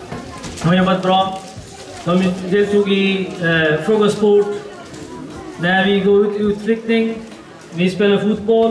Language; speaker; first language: Swedish; non-native, learner; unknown